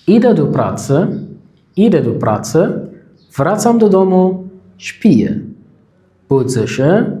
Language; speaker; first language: Polish; non-native, learner; Arabic